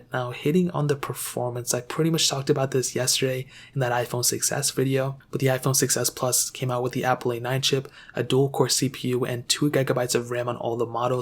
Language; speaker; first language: English; native; English